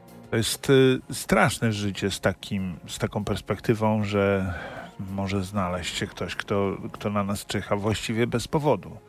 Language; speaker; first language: Polish; native; Polish